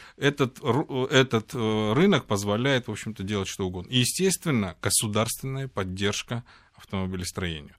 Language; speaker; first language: Russian; native; Russian